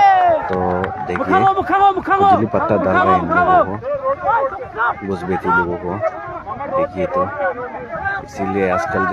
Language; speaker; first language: Hindi; non-native, local second language; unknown